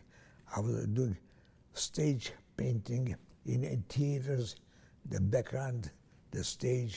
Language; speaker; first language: English; non-native, fluent; Romanian